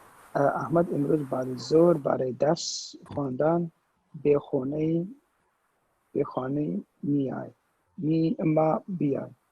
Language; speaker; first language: Persian; non-native, learner; Urdu